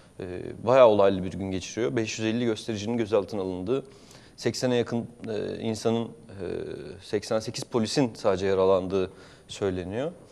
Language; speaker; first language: Turkish; native; Turkish